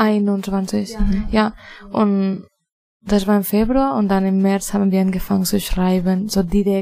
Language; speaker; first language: German; non-native, fluent; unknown